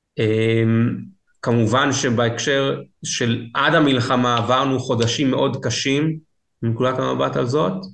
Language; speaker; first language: Hebrew; native; Hebrew